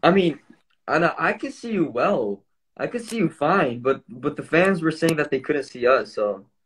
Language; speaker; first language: English; early bilingual, other home language; Korean